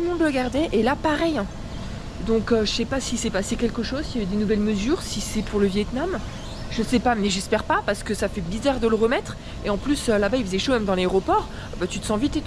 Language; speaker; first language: French; native; French